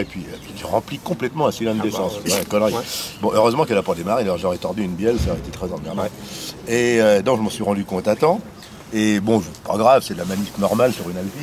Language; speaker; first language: French; native; French